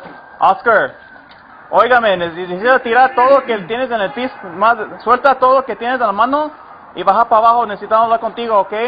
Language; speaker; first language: Spanish; early bilingual, heritage; Spanish